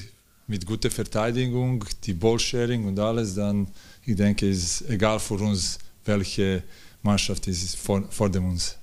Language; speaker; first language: German; non-native, learner; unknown